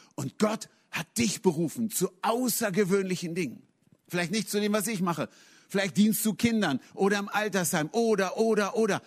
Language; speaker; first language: German; native; German